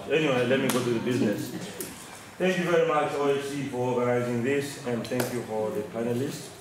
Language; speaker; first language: English; non-native, fluent; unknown